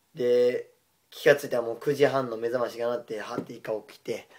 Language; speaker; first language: Japanese; native; Japanese